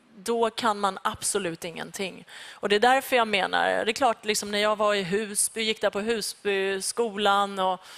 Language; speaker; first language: Swedish; early bilingual, other home language; Persian